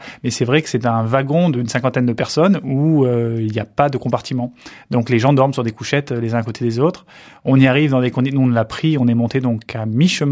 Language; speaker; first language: French; native; French